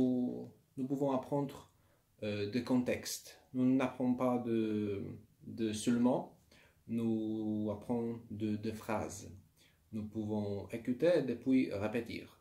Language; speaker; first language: French; non-native, learner; Polish